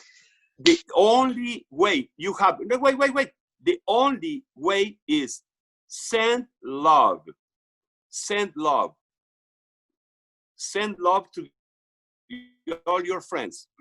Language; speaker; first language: English; non-native, learner; Portuguese